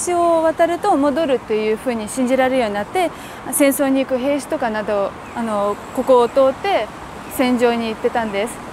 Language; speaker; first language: Japanese; non-native, fluent; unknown